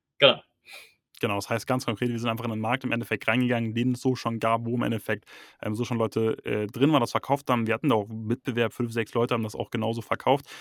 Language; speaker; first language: German; native; German